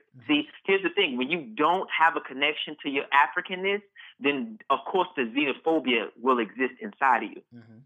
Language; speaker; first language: English; native; English